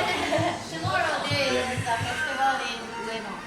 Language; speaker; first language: English; non-native, learner; Chinese